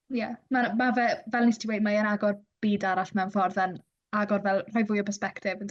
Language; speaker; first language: Welsh; native; Welsh